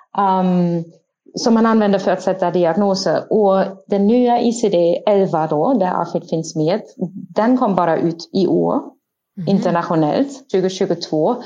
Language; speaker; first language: Swedish; non-native, fluent; German